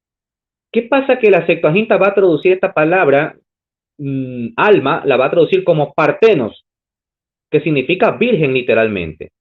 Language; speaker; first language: Spanish; native; Spanish